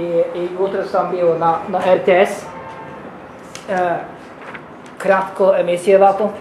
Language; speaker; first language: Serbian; non-native, learner; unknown